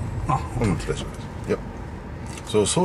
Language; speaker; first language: Japanese; non-native, learner; English